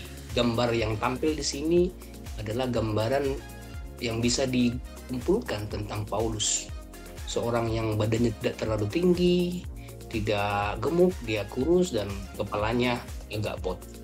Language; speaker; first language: Indonesian; native; Indonesian